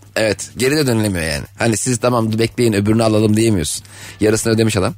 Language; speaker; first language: Turkish; native; Turkish